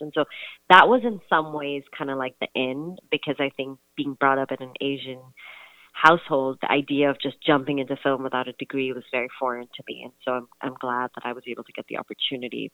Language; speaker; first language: English; non-native, local second language; Urdu